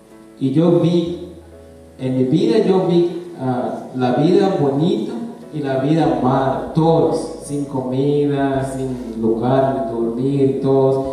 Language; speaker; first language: Spanish; non-native, learner; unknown